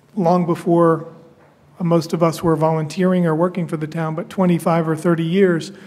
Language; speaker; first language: English; native; English